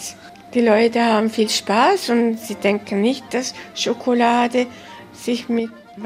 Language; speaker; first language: German; early bilingual, heritage; German